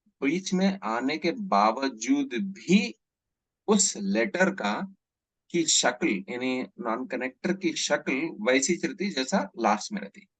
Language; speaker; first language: Hindi; non-native, local second language; Urdu